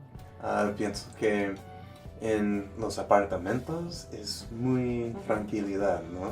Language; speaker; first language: Spanish; non-native, learner; English